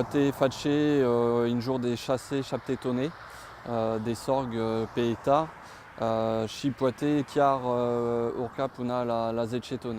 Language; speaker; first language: Romanian; non-native, fluent; French